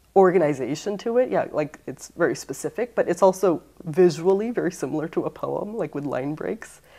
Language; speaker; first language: English; native; English